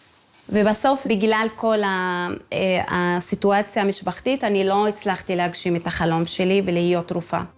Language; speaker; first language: Hebrew; non-native, local second language; Arabic